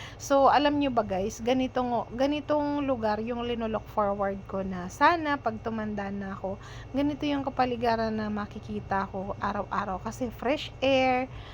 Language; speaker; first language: Filipino; non-native, local second language; Bikol